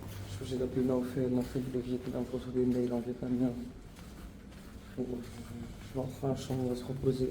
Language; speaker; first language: French; native; French